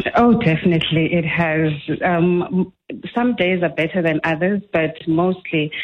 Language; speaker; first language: English; non-native, local second language; Xhosa